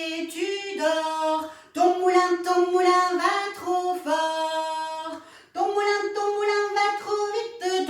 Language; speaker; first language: French; native; French